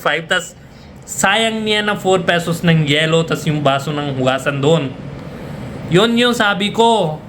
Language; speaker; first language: Filipino; non-native, learner; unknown